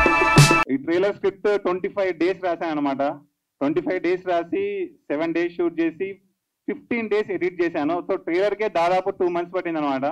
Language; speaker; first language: Telugu; native; Telugu